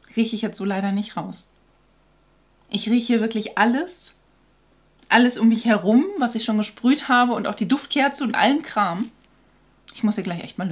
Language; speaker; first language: German; native; German